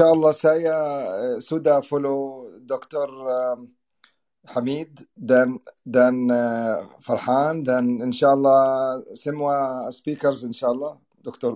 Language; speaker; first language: Indonesian; non-native, learner; Arabic